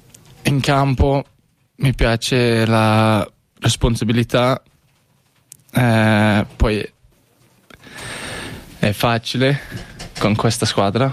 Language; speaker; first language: Italian; non-native, learner; English